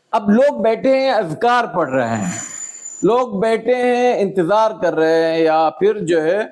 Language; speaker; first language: Urdu; native; Urdu